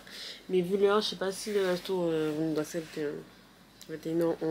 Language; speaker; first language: French; native; French